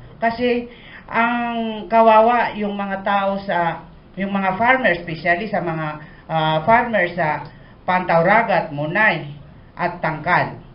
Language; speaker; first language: Filipino; non-native, local second language; Maranao